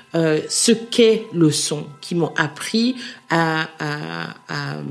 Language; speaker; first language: French; native; French